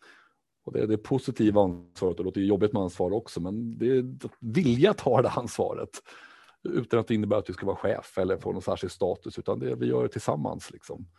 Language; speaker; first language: Swedish; native; Swedish